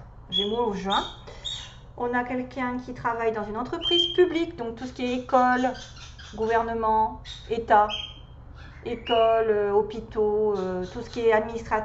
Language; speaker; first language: French; native; French